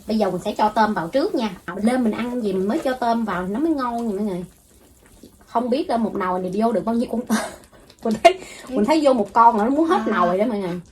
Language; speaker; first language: Vietnamese; native; Vietnamese